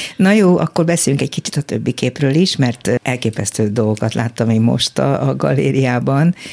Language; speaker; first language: Hungarian; native; Hungarian